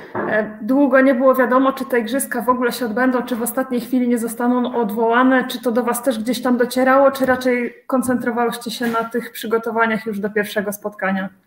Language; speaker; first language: Polish; native; Polish